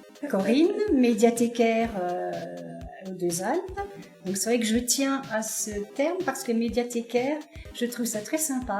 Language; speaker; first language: French; native; French